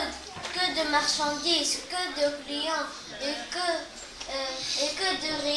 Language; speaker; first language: French; non-native, learner; Arabic